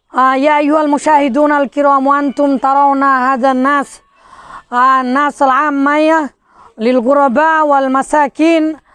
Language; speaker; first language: Arabic; non-native, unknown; Bangla